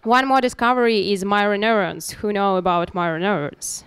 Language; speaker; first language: English; non-native, learner; Russian